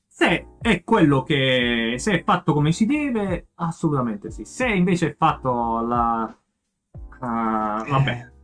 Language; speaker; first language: Italian; native; Italian